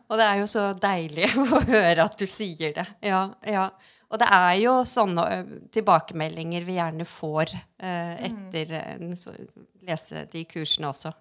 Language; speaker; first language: Norwegian; native; Norwegian